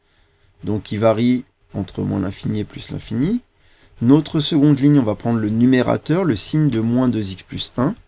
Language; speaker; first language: French; native; French